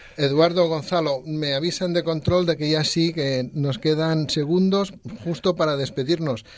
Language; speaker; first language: Spanish; non-native, local second language; Catalan